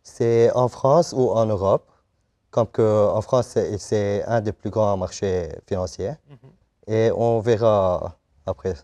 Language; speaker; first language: French; non-native, fluent; Arabic